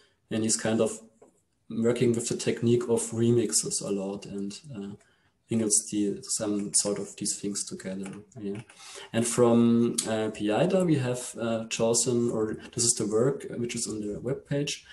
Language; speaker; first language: English; non-native, fluent; German